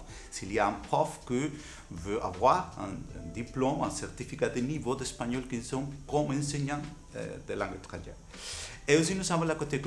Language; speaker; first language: French; non-native, fluent; Spanish